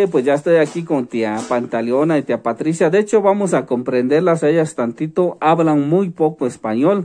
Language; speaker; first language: Spanish; native; Spanish